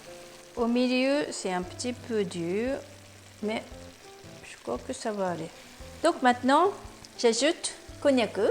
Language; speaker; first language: French; non-native, fluent; Japanese